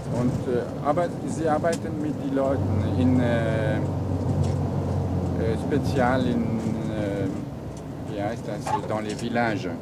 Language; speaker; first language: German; non-native, learner; French